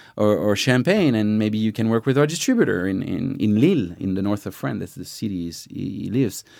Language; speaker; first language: English; non-native, fluent; French